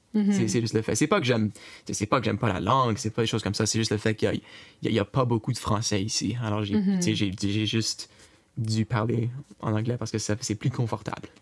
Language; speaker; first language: French; native; French